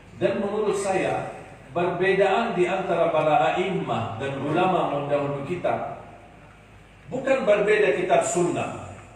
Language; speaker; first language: Indonesian; non-native, fluent; Arabic